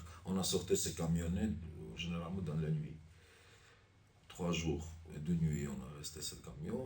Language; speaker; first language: French; non-native, learner; Armenian